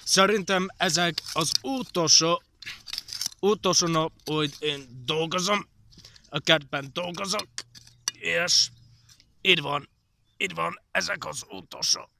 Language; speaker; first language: Hungarian; non-native, learner; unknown